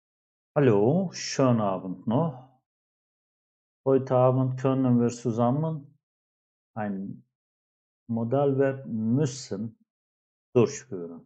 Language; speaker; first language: German; non-native, fluent; Turkish